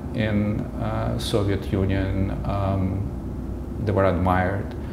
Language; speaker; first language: English; non-native, fluent; Russian